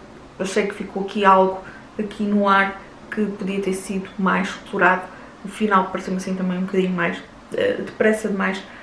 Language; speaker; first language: Portuguese; native; Portuguese